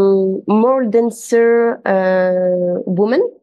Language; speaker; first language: English; non-native, local second language; French